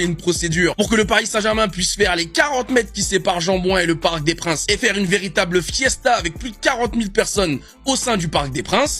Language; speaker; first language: French; native; French